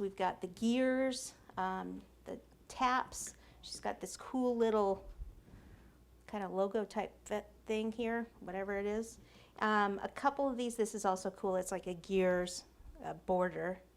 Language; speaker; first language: English; native; English